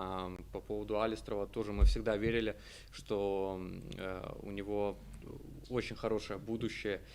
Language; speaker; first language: Russian; native; Russian